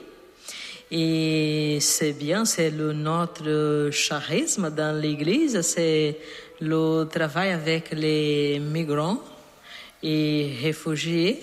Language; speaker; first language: French; non-native, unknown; Portuguese